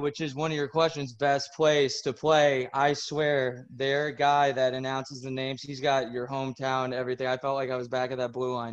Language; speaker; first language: English; native; English